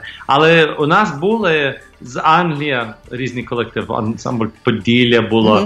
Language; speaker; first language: Ukrainian; early bilingual, heritage; English